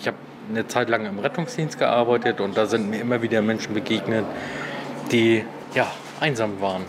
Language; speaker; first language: German; native; German